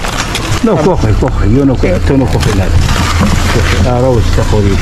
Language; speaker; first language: Spanish; non-native, learner; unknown